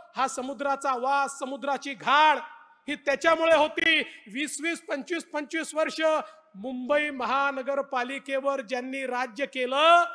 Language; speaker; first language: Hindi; non-native, local second language; Marathi